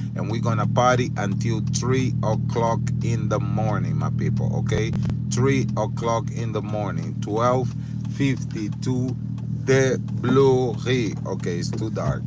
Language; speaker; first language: English; non-native, fluent; Portuguese